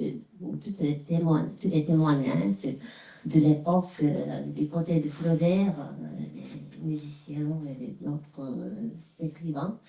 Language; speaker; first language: French; non-native, fluent; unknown